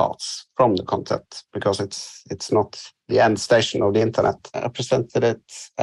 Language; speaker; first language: English; non-native, fluent; Norwegian